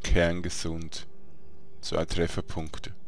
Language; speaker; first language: German; native; German